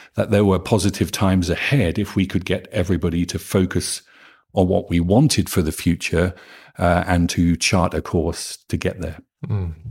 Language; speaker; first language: English; native; English